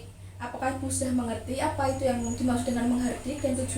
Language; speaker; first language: Indonesian; native; Indonesian